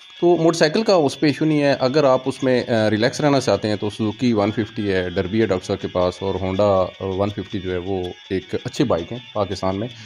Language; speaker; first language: Urdu; non-native, local second language; Punjabi